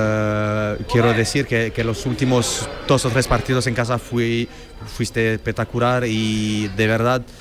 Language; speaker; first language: Spanish; non-native, fluent; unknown